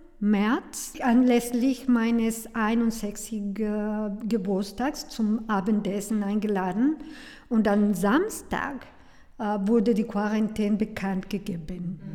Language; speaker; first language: German; non-native, learner; Spanish